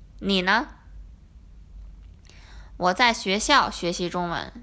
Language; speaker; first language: Chinese; non-native, learner; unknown